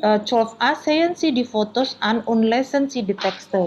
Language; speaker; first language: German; non-native, fluent; Indonesian